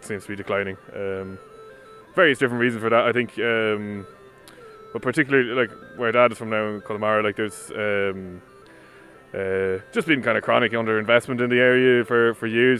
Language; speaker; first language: English; non-native, local second language; Irish